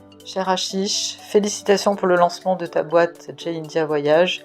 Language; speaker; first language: French; native; French